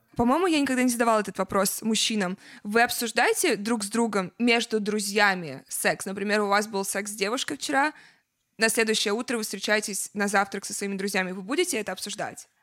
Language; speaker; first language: Russian; native; Russian